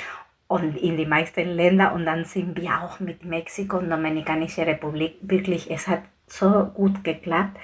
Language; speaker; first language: German; non-native, fluent; Spanish